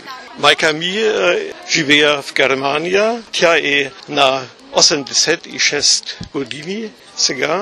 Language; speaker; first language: Bulgarian; non-native, learner; German